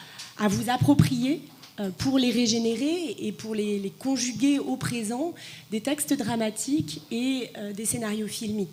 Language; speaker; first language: French; native; French